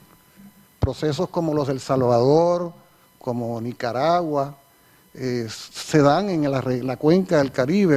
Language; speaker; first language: Spanish; native; Spanish